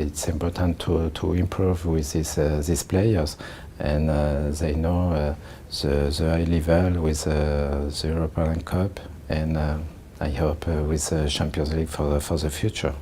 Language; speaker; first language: English; non-native, learner; French